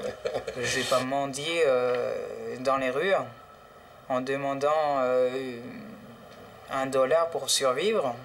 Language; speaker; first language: French; early bilingual, heritage; Spanish